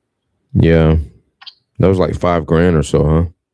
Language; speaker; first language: English; native; English